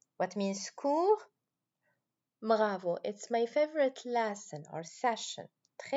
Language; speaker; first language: English; non-native, fluent; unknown